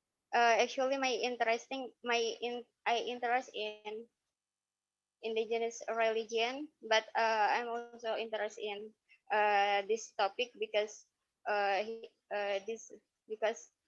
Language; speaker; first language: English; non-native, learner; Indonesian